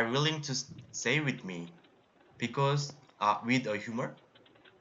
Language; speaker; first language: English; non-native, learner; Korean